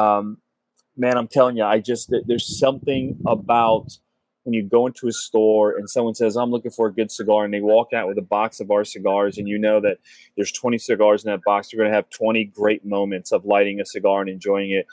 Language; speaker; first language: English; native; English